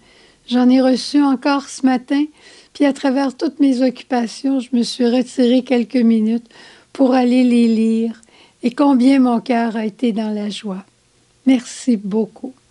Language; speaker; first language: French; native; French